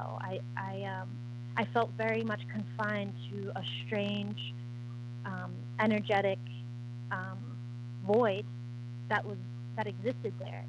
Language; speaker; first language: English; native; English